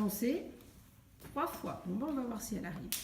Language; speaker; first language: French; native; French